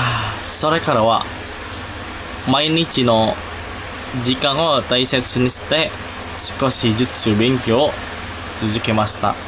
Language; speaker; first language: Japanese; non-native, learner; Indonesian